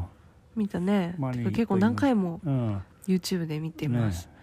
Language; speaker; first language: Japanese; native; Japanese